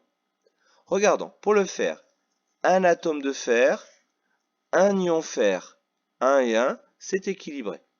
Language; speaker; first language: French; native; French